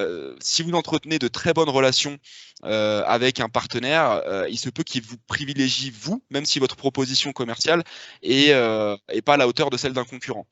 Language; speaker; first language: French; native; French